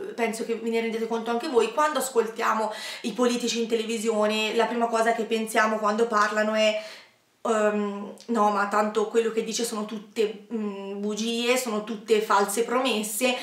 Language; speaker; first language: Italian; native; Italian